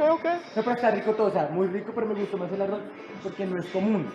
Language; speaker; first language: Spanish; native; Spanish